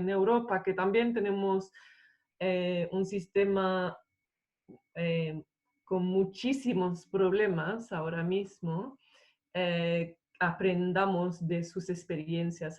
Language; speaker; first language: Spanish; non-native, fluent; English